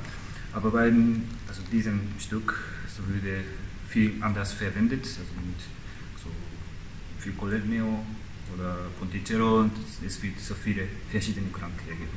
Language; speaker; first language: German; non-native, fluent; Japanese